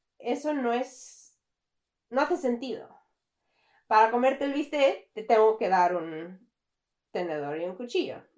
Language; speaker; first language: Spanish; early bilingual, heritage; English